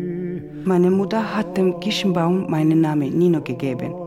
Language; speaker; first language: German; non-native, learner; Georgian